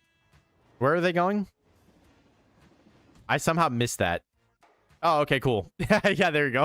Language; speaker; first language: English; native; English